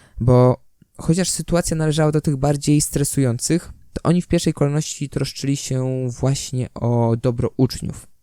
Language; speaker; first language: Polish; native; Polish